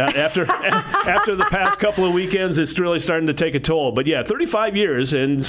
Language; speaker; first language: English; native; English